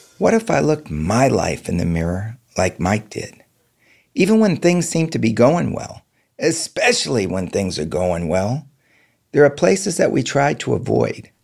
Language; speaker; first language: English; native; English